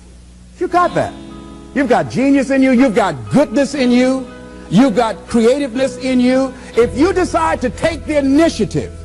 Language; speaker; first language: English; native; English